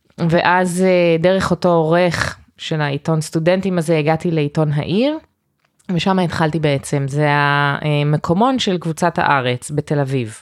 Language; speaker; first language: Hebrew; early bilingual, heritage; Hebrew